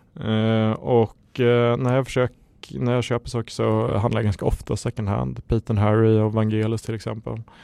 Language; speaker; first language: Swedish; native; Swedish